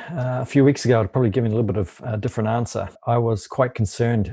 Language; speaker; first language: English; native; English